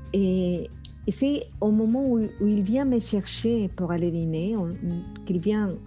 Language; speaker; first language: French; non-native, fluent; Spanish